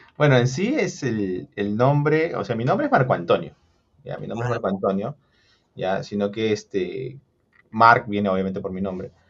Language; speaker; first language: Spanish; native; Spanish